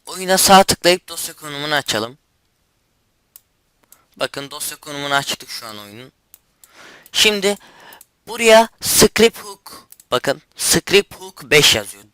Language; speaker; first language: Turkish; native; Turkish